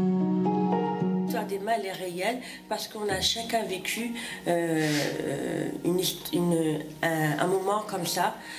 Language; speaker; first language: French; non-native, fluent; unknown